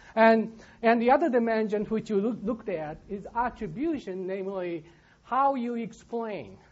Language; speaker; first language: English; non-native, fluent; Japanese